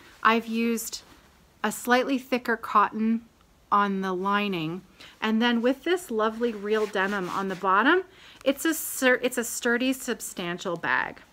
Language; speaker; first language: English; native; English